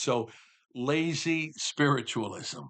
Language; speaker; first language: English; native; English